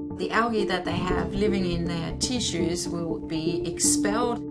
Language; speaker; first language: English; non-native, fluent; Danish